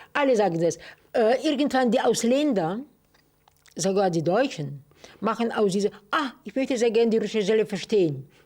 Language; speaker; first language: German; non-native, fluent; Russian